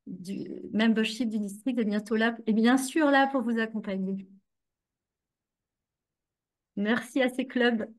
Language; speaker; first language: French; native; French